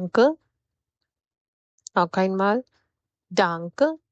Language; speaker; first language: German; non-native, fluent; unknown